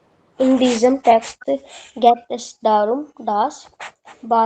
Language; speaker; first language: German; non-native, learner; Hindi